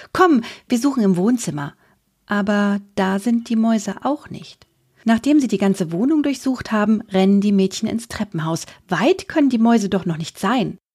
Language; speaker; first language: German; native; German